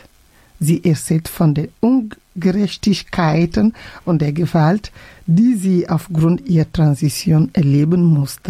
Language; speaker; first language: German; non-native, fluent; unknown